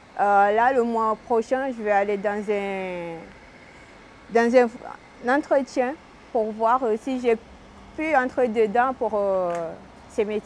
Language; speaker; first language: French; non-native, learner; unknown